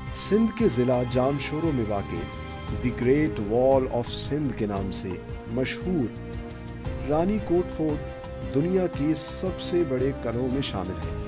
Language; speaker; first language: Urdu; native; Urdu